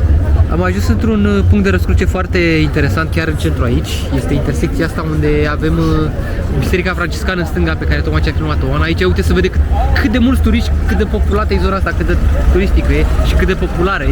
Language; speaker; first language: Romanian; native; Romanian